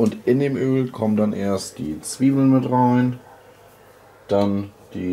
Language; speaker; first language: German; native; German